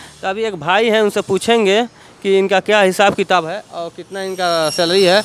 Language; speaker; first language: Hindi; native; Hindi